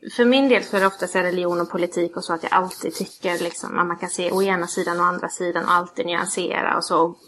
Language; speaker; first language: Swedish; native; Swedish